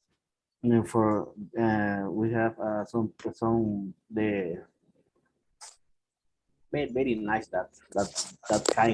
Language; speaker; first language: English; non-native, learner; Spanish